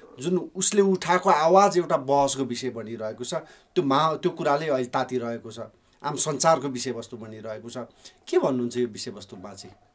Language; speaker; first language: Nepali; native; Nepali